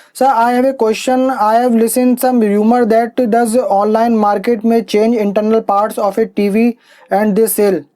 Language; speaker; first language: Hindi; native; Hindi